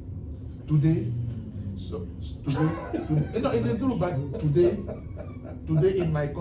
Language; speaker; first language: English; non-native, learner; French